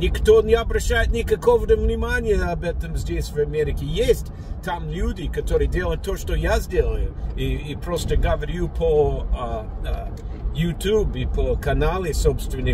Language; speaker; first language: Russian; non-native, learner; English